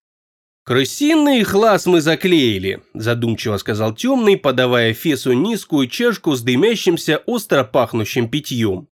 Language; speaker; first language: Russian; native; Russian